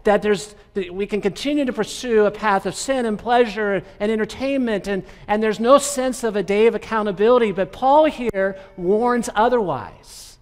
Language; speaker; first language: English; native; English